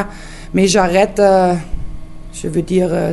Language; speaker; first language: French; non-native, learner; German